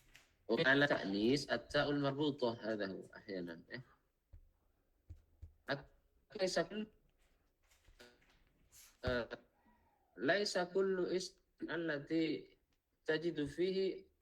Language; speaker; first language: Arabic; non-native, fluent; Indonesian